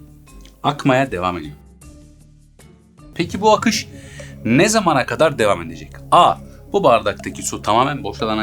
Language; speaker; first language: Turkish; native; Turkish